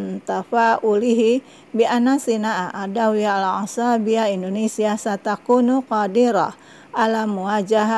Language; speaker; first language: Arabic; non-native, fluent; Indonesian